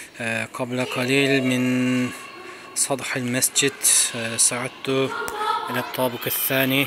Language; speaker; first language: Arabic; non-native, fluent; Turkish